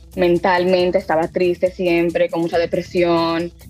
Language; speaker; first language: Spanish; early bilingual, heritage; Spanish